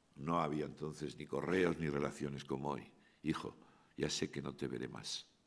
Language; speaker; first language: Spanish; native; Spanish